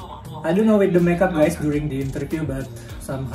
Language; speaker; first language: English; non-native, learner; Indonesian